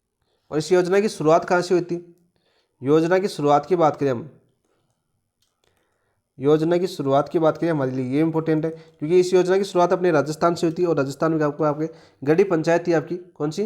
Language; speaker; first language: Hindi; native; Hindi